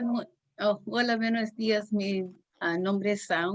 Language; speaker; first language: Spanish; non-native, learner; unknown